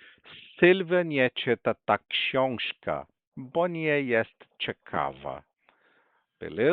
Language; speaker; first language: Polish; non-native, fluent; Portuguese